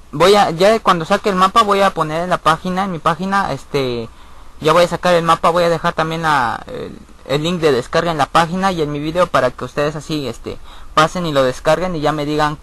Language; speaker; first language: Spanish; native; Spanish